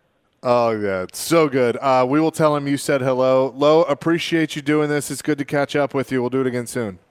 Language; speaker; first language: English; native; English